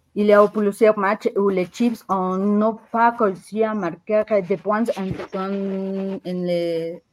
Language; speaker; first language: French; non-native, fluent; Spanish